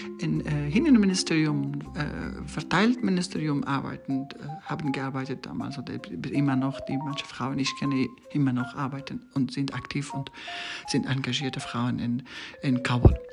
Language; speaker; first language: German; non-native, learner; Persian